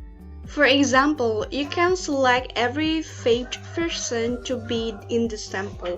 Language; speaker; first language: English; non-native, learner; Indonesian